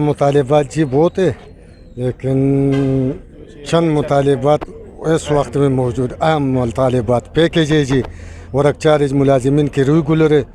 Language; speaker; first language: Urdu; non-native, local second language; Pashto